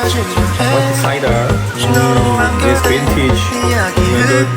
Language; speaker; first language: English; non-native, learner; Korean